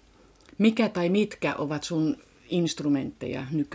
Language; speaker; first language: Finnish; native; Finnish